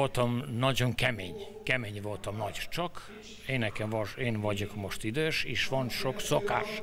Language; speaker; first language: Hungarian; non-native, learner; Serbian